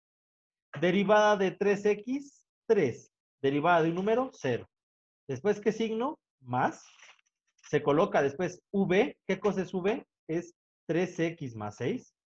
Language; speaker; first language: Spanish; native; Spanish